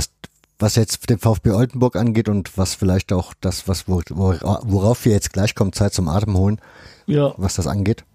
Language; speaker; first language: German; native; German